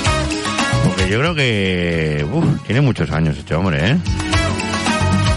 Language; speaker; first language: Spanish; native; Spanish